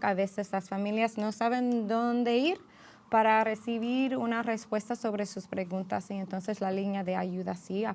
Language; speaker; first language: Spanish; early bilingual, heritage; English